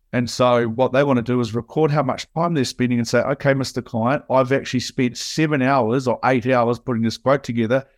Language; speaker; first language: English; native; English